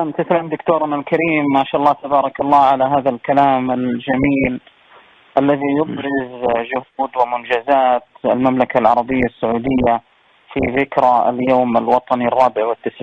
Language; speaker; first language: Arabic; native; Arabic